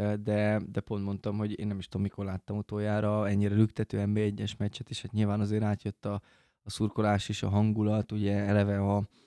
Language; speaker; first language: Hungarian; native; Hungarian